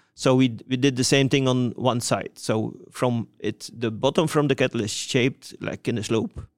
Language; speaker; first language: English; non-native, fluent; Dutch